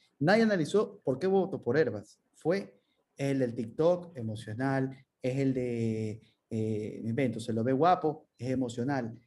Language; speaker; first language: Spanish; native; Spanish